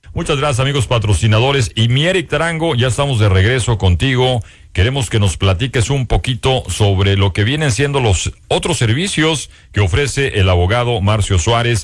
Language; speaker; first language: Spanish; native; Spanish